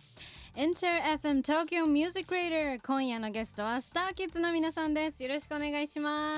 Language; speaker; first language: Japanese; native; Japanese